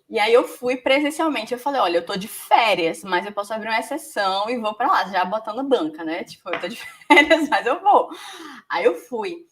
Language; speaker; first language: Portuguese; native; Portuguese